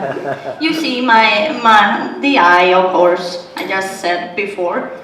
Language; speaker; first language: English; non-native, learner; Swedish